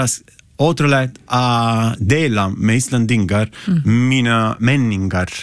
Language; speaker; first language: Icelandic; non-native, learner; Italian